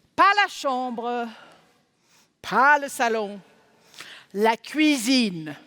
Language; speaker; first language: French; non-native, fluent; English